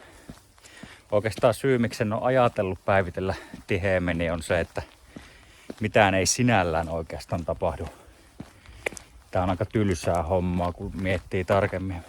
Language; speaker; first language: Finnish; native; Finnish